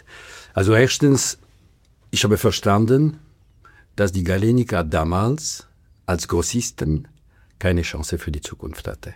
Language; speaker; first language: German; non-native, local second language; French